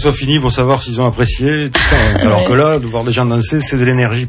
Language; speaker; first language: French; native; French